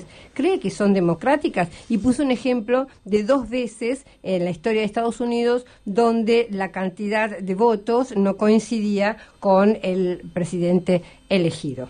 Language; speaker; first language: Spanish; native; Spanish